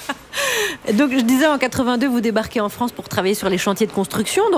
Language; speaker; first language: French; native; French